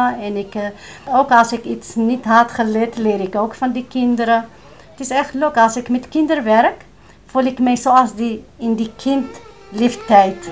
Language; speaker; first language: Dutch; non-native, learner; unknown